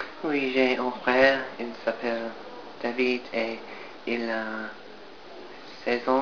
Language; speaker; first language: French; non-native, learner; English